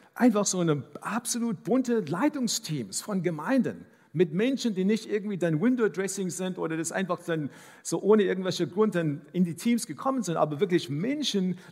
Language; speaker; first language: German; non-native, fluent; English